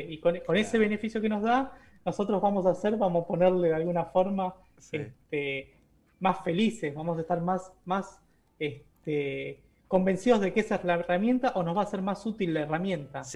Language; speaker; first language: Spanish; native; Spanish